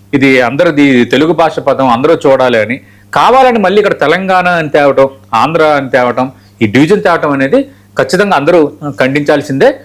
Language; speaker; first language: Telugu; native; Telugu